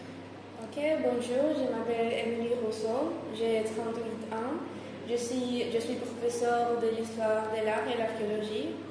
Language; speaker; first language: French; non-native, fluent; Spanish